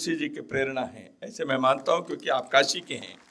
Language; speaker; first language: Hindi; non-native, local second language; Kannada